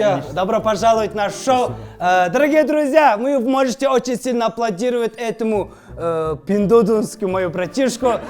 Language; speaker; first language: Russian; non-native, local second language; Kazakh